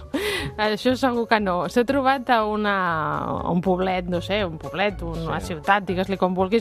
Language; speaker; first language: Catalan; native; Catalan